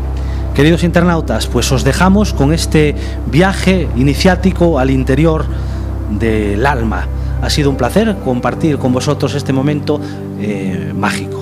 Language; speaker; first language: Spanish; native; Spanish